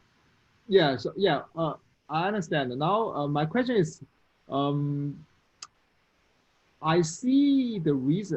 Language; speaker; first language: English; non-native, fluent; Chinese